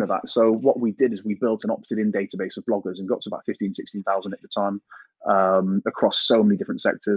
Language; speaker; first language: English; native; English